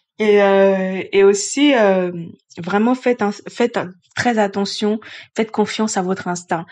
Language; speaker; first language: French; early bilingual, other home language; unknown